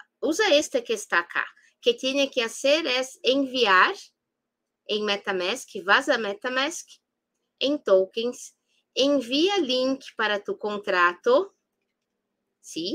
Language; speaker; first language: Spanish; non-native, fluent; Portuguese